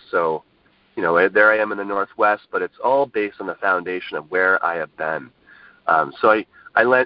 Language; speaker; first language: English; native; English